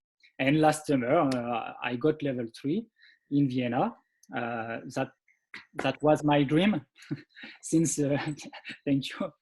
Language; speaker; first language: English; non-native, learner; French